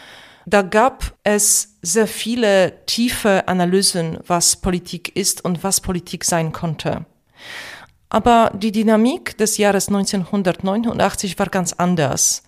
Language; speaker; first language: German; non-native, fluent; Polish